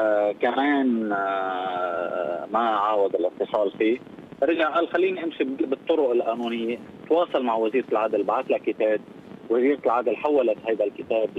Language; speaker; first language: Arabic; native; Arabic